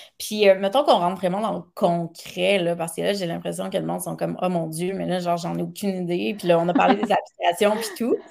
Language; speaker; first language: French; native; French